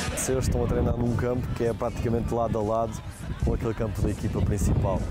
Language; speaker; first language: Portuguese; native; Portuguese